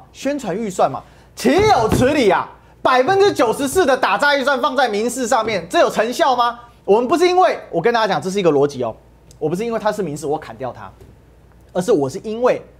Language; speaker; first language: Chinese; native; Chinese